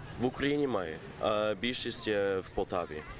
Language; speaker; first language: Ukrainian; early bilingual, heritage; Ukrainian